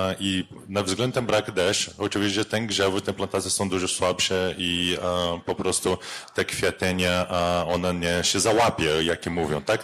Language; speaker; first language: Polish; non-native, learner; Portuguese